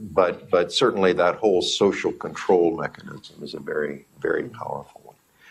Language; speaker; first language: English; native; English